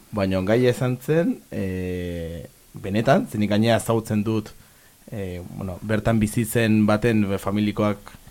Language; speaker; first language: Basque; native; Basque